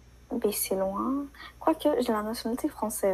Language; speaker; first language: French; native; French